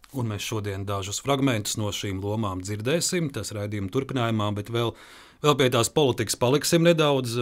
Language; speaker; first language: Latvian; native; Latvian